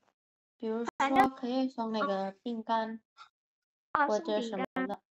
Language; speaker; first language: Chinese; non-native, learner; Indonesian